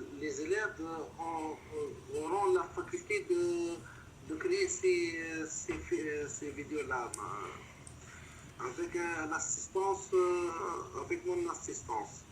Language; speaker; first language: French; non-native, local second language; Arabic